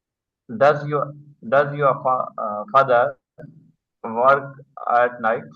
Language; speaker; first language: English; non-native, learner; Urdu